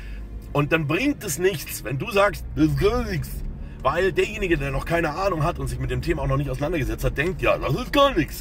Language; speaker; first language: German; native; German